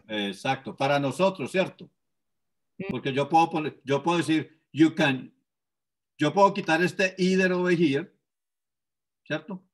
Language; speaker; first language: Spanish; native; Spanish